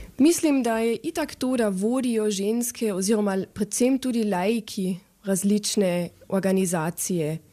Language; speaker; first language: Slovenian; native; Slovenian